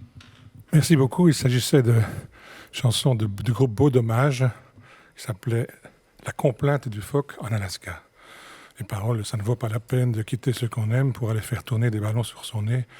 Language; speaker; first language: French; native; French